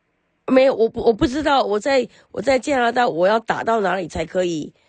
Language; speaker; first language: Chinese; early bilingual, heritage; Chinese